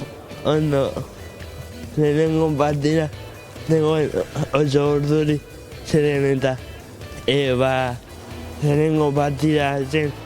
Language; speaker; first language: Basque; non-native, local second language; Spanish